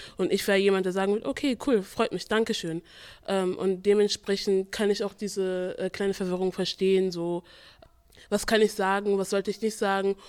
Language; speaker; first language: German; early bilingual, other home language; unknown